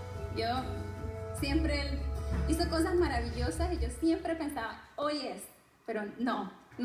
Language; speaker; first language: Spanish; native; Spanish